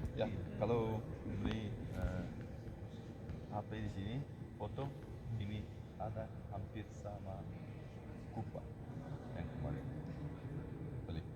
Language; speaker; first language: Indonesian; non-native, learner; Turkish